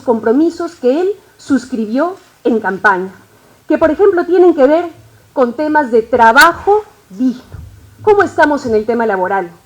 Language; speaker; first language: Spanish; native; Spanish